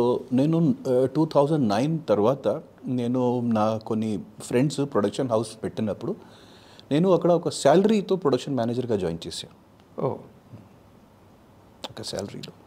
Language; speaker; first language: Telugu; non-native, fluent; Hindi